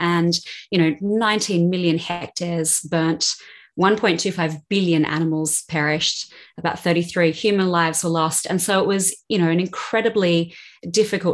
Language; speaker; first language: English; native; English